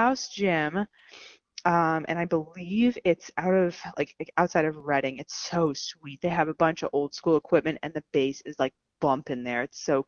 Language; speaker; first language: English; native; English